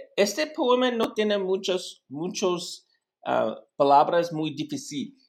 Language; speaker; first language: Spanish; non-native, learner; English